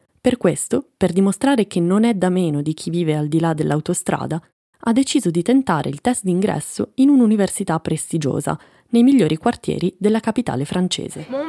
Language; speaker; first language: Italian; native; Italian